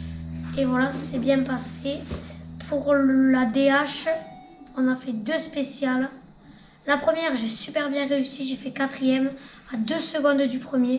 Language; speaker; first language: French; native; French